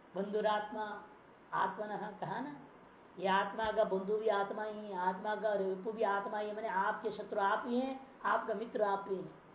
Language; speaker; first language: Hindi; non-native, local second language; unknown